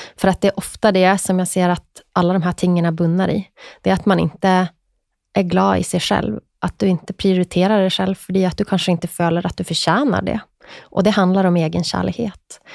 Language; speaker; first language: Swedish; native; Swedish